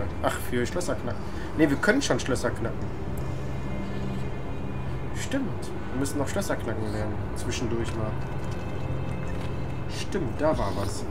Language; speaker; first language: German; native; German